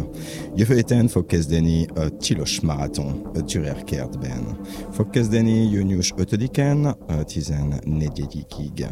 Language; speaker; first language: Hungarian; non-native, learner; French